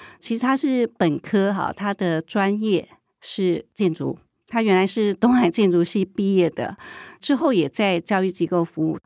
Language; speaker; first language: Chinese; native; Chinese